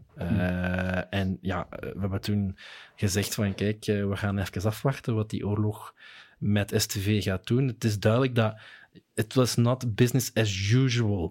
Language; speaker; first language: Dutch; native; Dutch